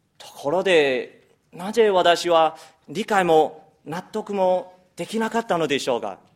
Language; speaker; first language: Japanese; non-native, fluent; Chinese